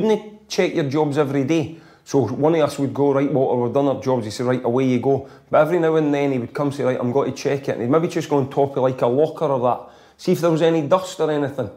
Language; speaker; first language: English; native; English